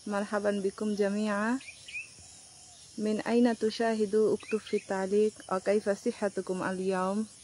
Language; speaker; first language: Arabic; non-native, learner; Bangla